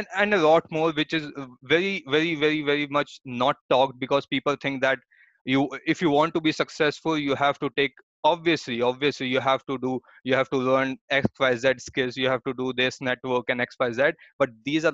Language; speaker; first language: English; non-native, local second language; Hindi